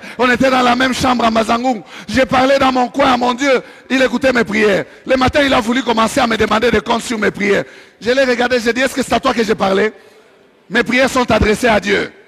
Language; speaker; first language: French; non-native, local second language; Swahili